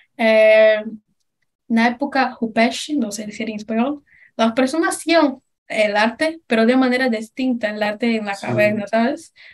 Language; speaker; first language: Spanish; non-native, learner; Portuguese